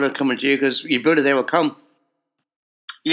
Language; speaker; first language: English; native; English